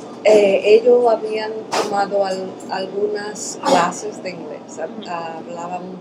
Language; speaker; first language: Spanish; early bilingual, other home language; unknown